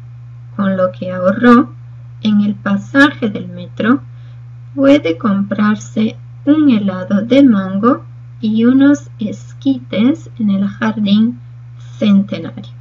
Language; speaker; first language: Spanish; non-native, fluent; Portuguese